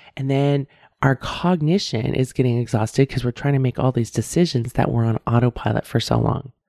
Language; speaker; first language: English; native; English